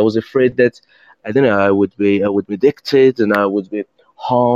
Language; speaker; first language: English; non-native, fluent; Persian